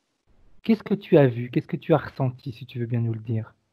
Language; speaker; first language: French; native; French